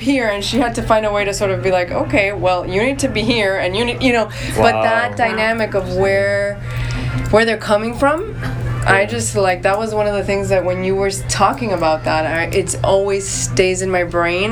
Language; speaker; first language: English; native; English